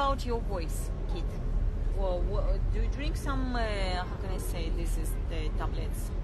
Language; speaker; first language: English; non-native, learner; Russian